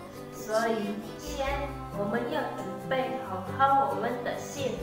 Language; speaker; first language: Chinese; non-native, learner; Indonesian